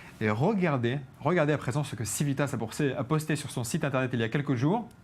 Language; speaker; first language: French; native; French